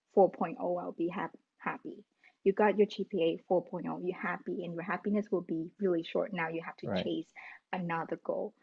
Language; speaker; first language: English; non-native, fluent; Vietnamese